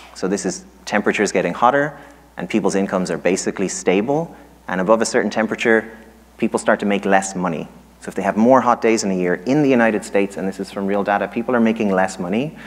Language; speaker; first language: English; native; English